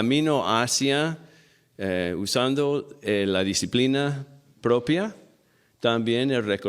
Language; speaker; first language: Spanish; non-native, fluent; English